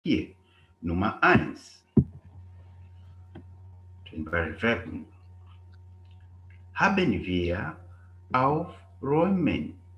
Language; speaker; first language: German; non-native, fluent; English